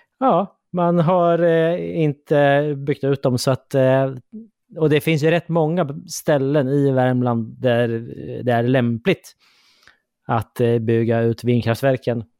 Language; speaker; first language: Swedish; native; Swedish